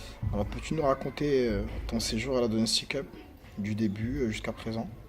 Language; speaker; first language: French; native; French